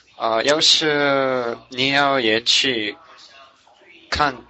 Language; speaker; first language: Chinese; non-native, learner; English